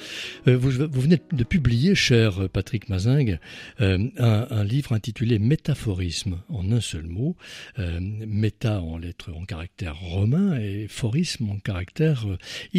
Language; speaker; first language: French; native; French